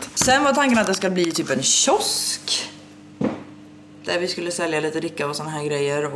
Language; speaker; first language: Swedish; native; Swedish